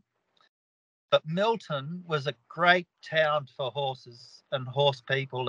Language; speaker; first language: English; native; English